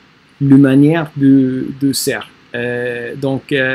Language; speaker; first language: French; non-native, learner; English